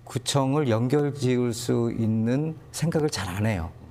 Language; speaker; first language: Korean; native; Korean